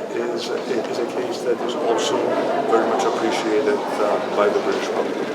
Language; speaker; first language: English; non-native, fluent; Greek